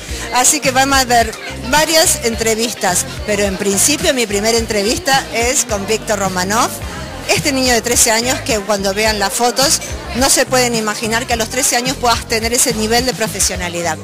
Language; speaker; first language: Spanish; native; Spanish